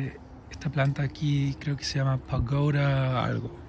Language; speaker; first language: Spanish; early bilingual, heritage; English